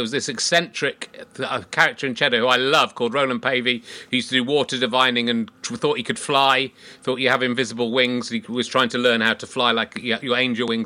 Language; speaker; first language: English; native; English